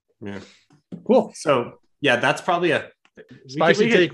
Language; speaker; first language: English; native; English